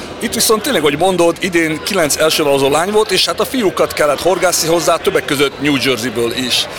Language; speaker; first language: Hungarian; early bilingual, heritage; Hungarian